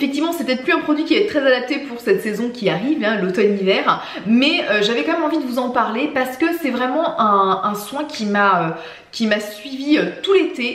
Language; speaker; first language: French; native; French